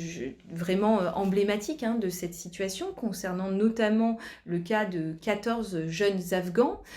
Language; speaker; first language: French; native; French